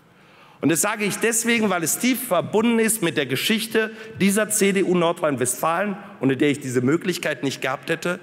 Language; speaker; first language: German; early bilingual, other home language; Polish